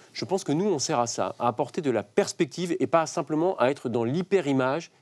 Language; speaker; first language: French; native; French